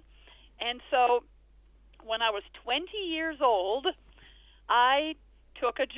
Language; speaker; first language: English; native; English